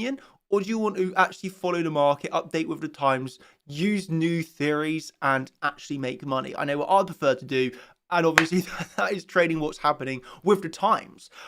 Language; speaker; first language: English; native; English